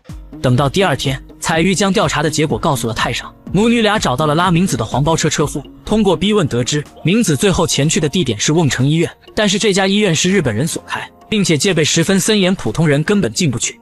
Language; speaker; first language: Chinese; native; Chinese